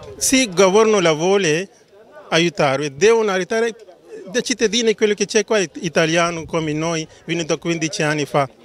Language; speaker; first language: Italian; non-native, learner; Urdu